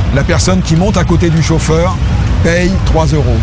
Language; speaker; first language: French; native; French